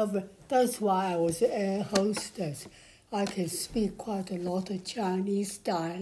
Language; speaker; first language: English; non-native, fluent; Chinese